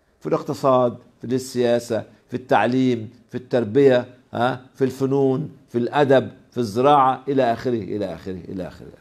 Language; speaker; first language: Arabic; native; Arabic